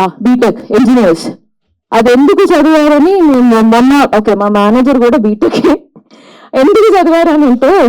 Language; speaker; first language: Telugu; non-native, local second language; Malayalam